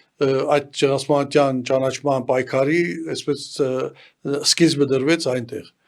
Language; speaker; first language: Armenian; early bilingual, heritage; Armenian